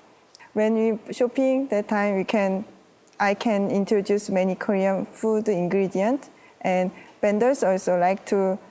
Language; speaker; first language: English; non-native, learner; Korean